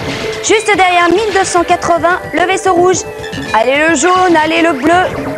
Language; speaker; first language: French; native; French